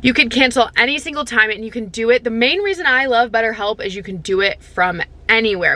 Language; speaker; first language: English; native; English